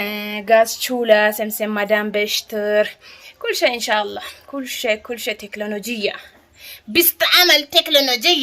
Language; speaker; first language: Arabic; non-native, learner; Amharic